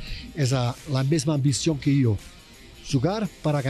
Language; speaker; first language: Spanish; non-native, learner; Portuguese